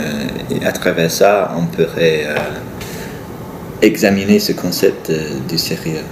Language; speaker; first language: French; non-native, fluent; English